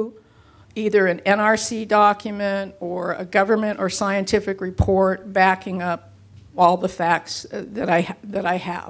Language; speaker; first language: English; native; English